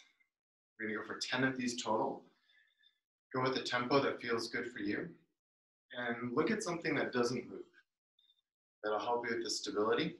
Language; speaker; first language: English; native; English